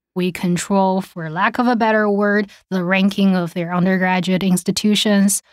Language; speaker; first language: English; non-native, fluent; Chinese